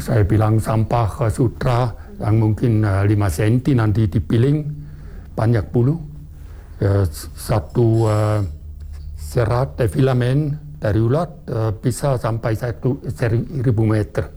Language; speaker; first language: Indonesian; non-native, fluent; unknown